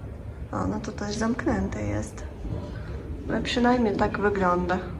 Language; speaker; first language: Polish; non-native, learner; Ukrainian